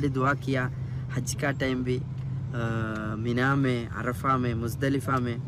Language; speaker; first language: Hindi; non-native, local second language; Malayalam